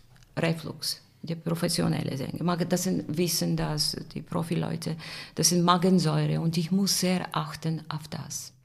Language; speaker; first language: German; non-native, fluent; Bulgarian